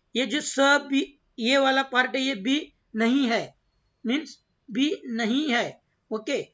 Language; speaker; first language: Hindi; non-native, local second language; Marathi